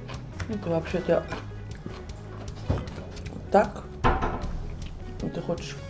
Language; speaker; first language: Russian; non-native, local second language; Uzbek